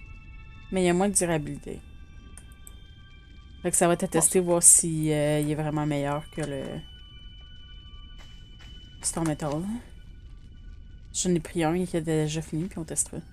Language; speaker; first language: French; native; French